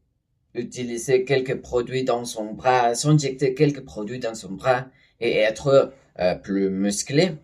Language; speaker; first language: French; non-native, learner; Spanish